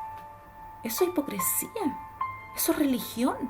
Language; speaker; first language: Spanish; native; Spanish